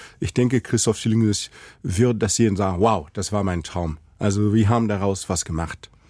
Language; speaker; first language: German; non-native, fluent; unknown